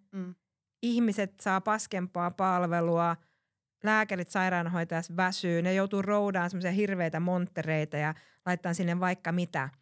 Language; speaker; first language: Finnish; early bilingual, heritage; Finnish